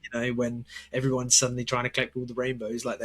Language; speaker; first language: English; native; English